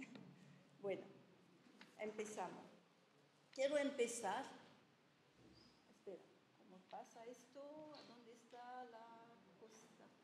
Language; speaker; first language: Spanish; early bilingual, heritage; French